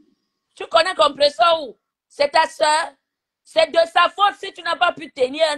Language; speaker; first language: French; non-native, local second language; Lingala